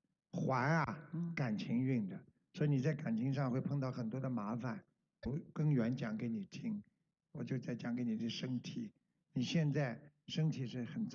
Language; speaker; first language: Chinese; native; Chinese